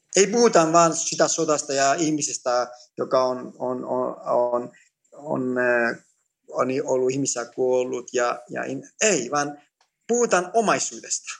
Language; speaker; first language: Finnish; non-native, fluent; Greek